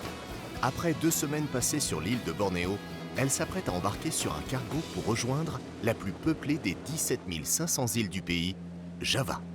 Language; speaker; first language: French; native; French